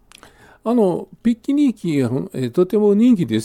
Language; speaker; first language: Japanese; non-native, fluent; Portuguese